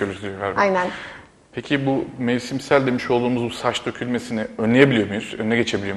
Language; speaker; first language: Turkish; native; Turkish